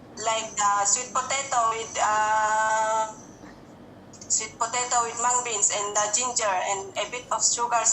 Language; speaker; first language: English; non-native, learner; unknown